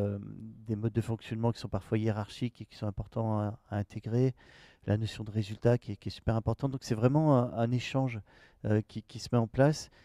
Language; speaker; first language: French; native; French